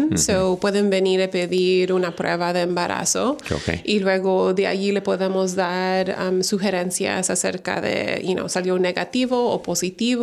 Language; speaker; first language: Spanish; early bilingual, heritage; Spanish